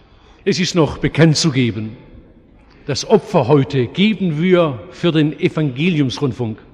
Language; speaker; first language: German; native; German